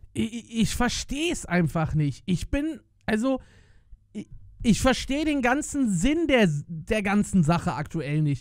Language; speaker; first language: German; native; German